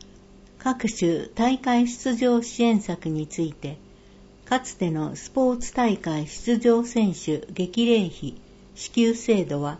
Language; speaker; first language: Japanese; native; Japanese